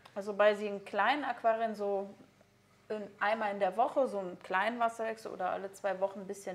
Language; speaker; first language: German; native; German